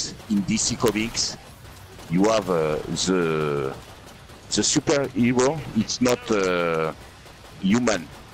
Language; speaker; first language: English; non-native, learner; French